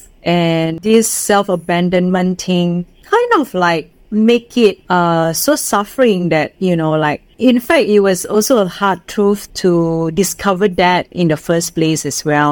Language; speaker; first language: English; non-native, fluent; Indonesian